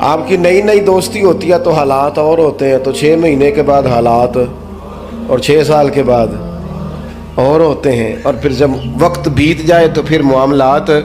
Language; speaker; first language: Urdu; non-native, local second language; Punjabi